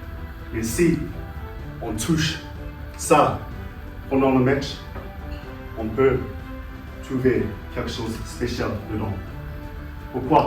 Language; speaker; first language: French; non-native, learner; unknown